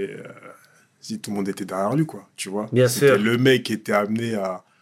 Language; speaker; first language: French; native; French